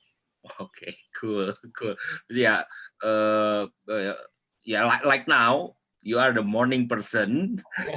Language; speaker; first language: English; non-native, local second language; Indonesian